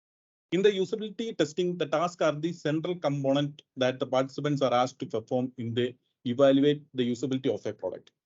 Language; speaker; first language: English; non-native, local second language; Malayalam